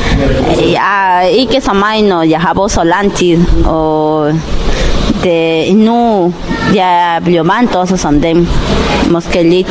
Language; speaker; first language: Danish; non-native, learner; Spanish